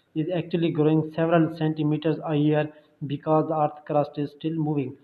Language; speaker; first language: English; non-native, local second language; Urdu